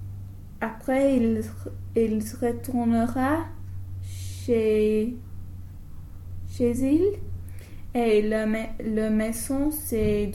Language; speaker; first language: French; non-native, learner; English